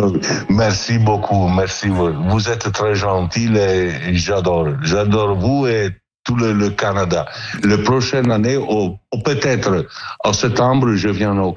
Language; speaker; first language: French; non-native, learner; Italian